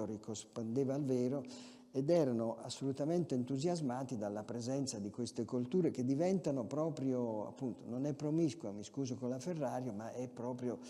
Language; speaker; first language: Italian; native; Italian